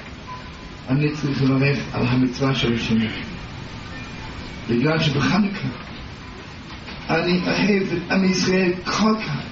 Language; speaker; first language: Hebrew; non-native, learner; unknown